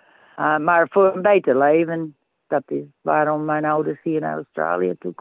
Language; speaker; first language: Dutch; early bilingual, heritage; Dutch